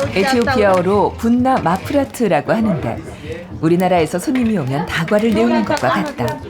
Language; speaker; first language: Korean; native; Korean